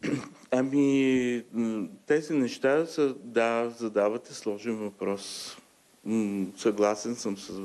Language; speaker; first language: Bulgarian; native; Bulgarian